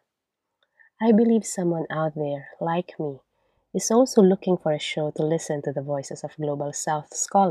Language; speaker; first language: English; non-native, local second language; Filipino